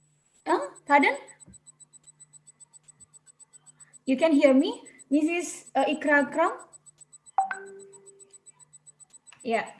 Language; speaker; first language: English; non-native, learner; Indonesian